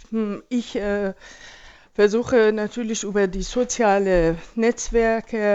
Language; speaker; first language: German; non-native, fluent; Persian